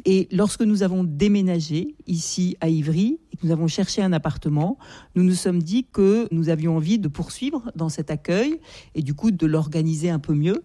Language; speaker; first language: French; native; French